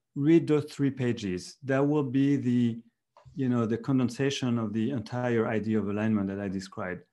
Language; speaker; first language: English; non-native, fluent; French